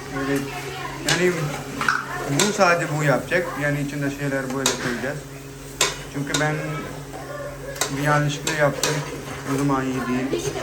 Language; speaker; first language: Turkish; non-native, learner; Urdu